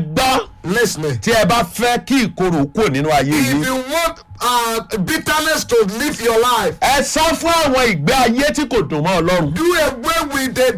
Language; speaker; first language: English; non-native, local second language; Yoruba